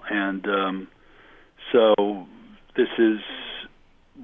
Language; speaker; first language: English; native; English